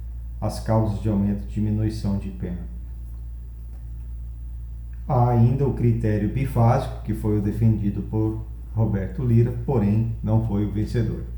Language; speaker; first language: Portuguese; native; Portuguese